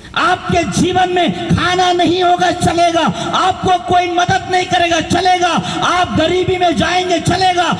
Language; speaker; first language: Hindi; non-native, local second language; Nepali